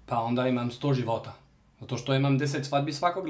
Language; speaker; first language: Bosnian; non-native, learner; French